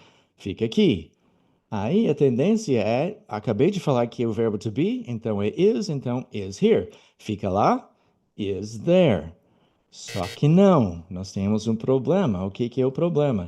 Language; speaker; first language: Portuguese; non-native, fluent; English